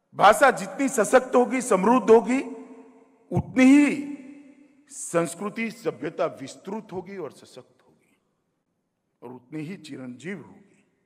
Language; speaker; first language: Hindi; non-native, local second language; Gujarati